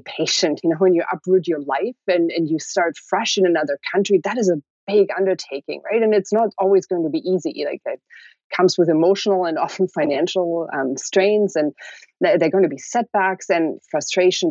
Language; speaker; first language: English; non-native, fluent; German